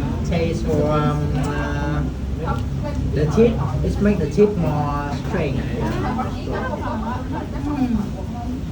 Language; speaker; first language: English; non-native, fluent; Vietnamese